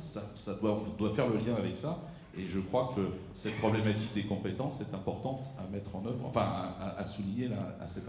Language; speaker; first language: French; native; French